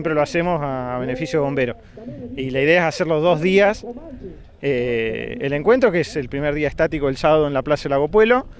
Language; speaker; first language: Spanish; native; Spanish